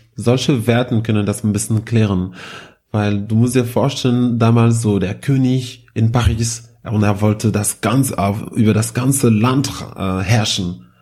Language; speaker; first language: German; non-native, fluent; French